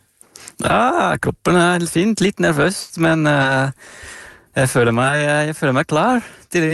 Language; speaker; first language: Norwegian; non-native, fluent; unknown